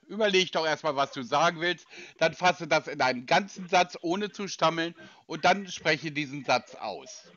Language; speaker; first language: German; native; German